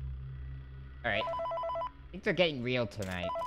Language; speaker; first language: English; native; English